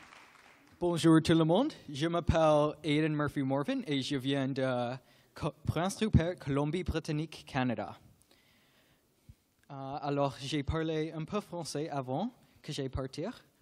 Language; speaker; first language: French; non-native, learner; English